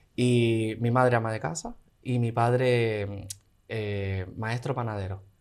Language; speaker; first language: Spanish; native; Spanish